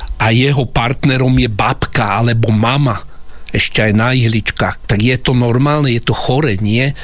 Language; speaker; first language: Slovak; native; Slovak